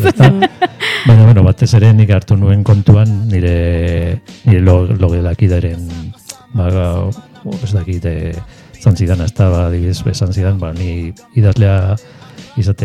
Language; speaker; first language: Basque; non-native, local second language; Spanish